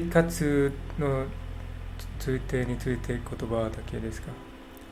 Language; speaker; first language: Japanese; non-native, learner; English